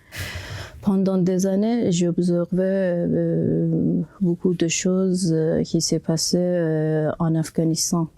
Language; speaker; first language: French; non-native, local second language; Persian